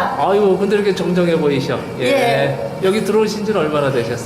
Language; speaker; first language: Korean; native; Korean